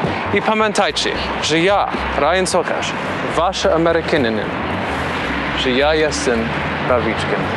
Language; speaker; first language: Polish; non-native, learner; English